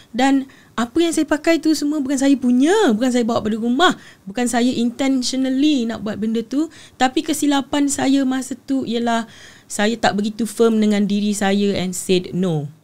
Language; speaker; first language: Malay; native; Malay